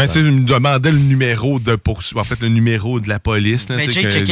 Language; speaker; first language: French; native; French